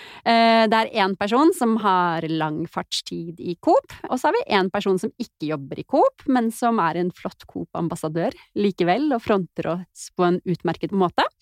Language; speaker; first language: Norwegian; native; Norwegian